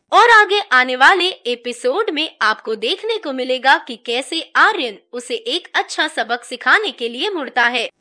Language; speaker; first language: Hindi; native; Hindi